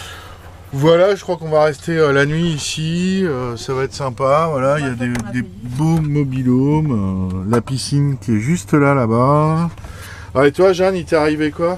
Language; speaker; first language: French; native; French